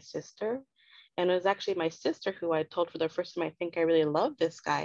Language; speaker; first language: English; early bilingual, other home language; Spanish